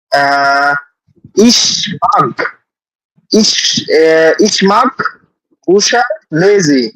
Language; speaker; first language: German; non-native, learner; Bangla